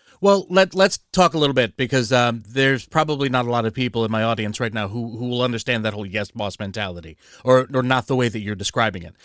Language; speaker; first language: English; native; English